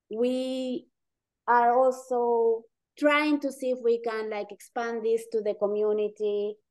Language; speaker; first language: English; non-native, fluent; Spanish